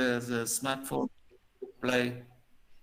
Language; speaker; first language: English; non-native, learner; Vietnamese